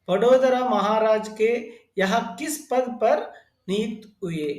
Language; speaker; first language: Hindi; non-native, local second language; Telugu